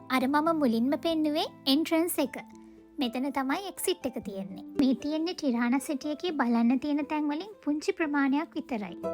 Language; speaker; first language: Sinhala; native; Sinhala